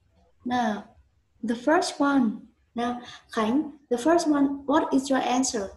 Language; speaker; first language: English; non-native, learner; Vietnamese